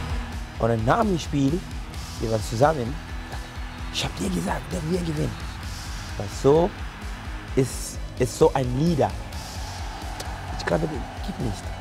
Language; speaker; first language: German; non-native, fluent; Akan